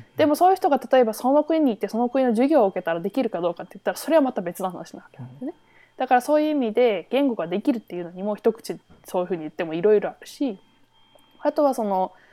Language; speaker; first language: Japanese; native; Japanese